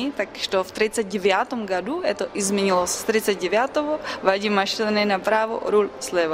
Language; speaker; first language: Russian; non-native, fluent; Czech